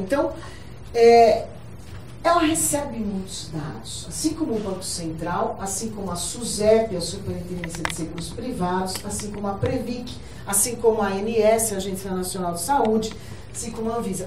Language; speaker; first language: Portuguese; native; Portuguese